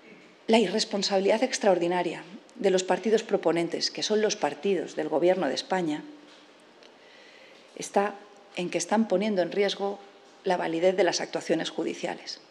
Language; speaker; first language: Spanish; native; Spanish